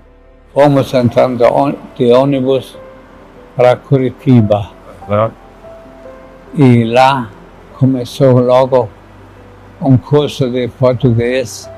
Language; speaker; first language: Portuguese; non-native, fluent; German